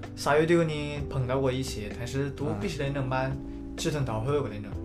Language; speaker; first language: Chinese; non-native, local second language; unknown